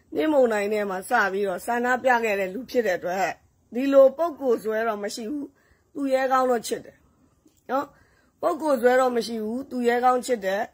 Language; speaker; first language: Burmese; native; Burmese